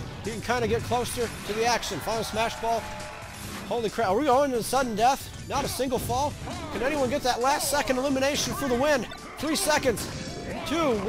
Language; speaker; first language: English; native; English